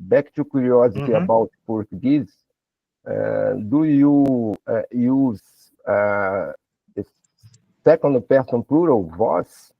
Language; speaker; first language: English; non-native, learner; Portuguese